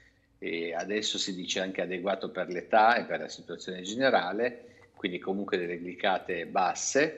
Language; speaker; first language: Italian; native; Italian